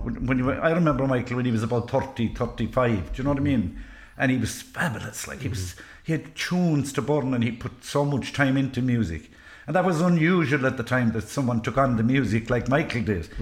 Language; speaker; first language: English; native; English